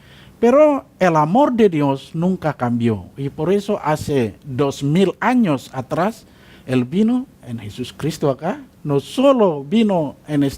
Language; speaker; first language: Spanish; non-native, learner; Indonesian